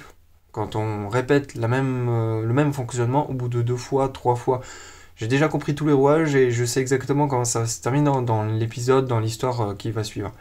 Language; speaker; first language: French; native; French